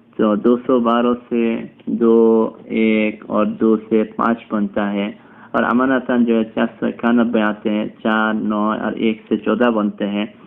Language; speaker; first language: Urdu; non-native, fluent; Bangla